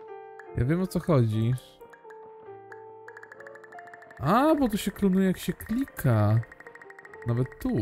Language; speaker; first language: Polish; native; Polish